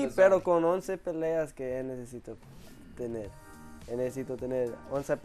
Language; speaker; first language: Spanish; early bilingual, heritage; English